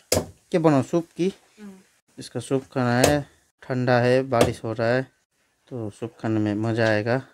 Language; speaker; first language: Hindi; non-native, local second language; Nepali